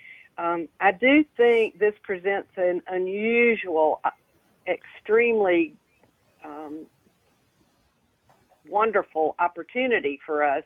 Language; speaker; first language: English; native; English